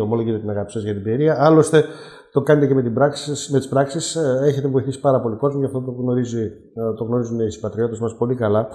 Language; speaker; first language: Greek; native; Greek